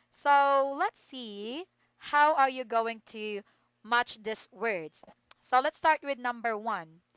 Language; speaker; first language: English; non-native, fluent; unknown